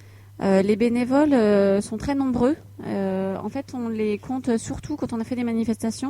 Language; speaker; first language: French; native; French